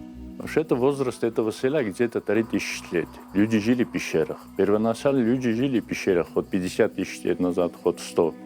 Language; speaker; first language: Russian; non-native, local second language; Armenian